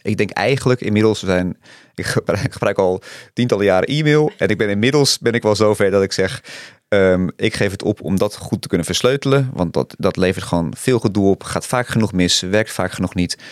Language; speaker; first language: Dutch; native; Dutch